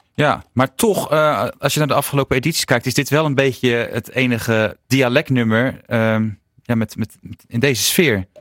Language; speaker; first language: Dutch; native; Dutch